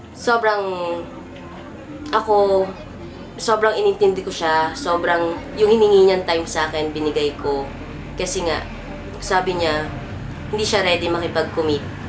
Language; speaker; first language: Filipino; native; Filipino